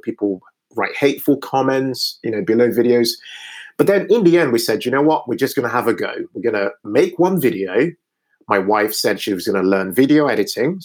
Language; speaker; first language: English; non-native, local second language; Yoruba